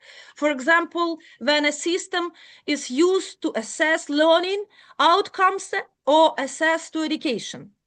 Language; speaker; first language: English; non-native, learner; Ukrainian